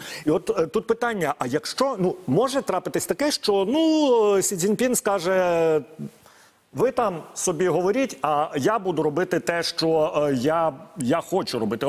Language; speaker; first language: Ukrainian; native; Ukrainian